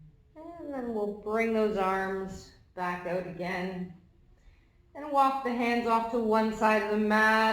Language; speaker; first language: English; native; English